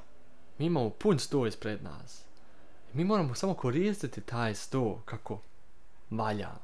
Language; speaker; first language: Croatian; early bilingual, heritage; Croatian